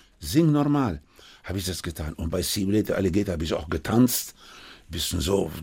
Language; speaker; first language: German; non-native, fluent; Spanish